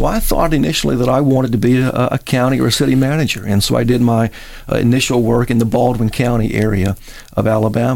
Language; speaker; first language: English; native; English